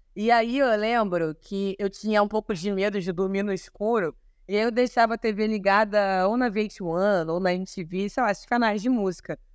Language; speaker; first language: Portuguese; native; Portuguese